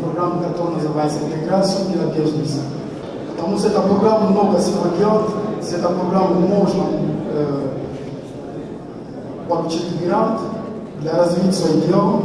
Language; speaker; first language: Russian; non-native, learner; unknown